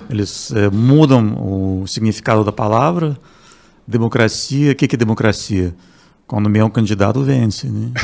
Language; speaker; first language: Portuguese; non-native, fluent; Russian